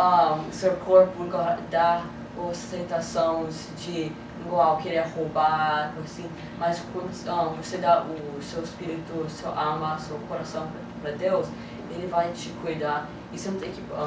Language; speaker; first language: Portuguese; early bilingual, heritage; English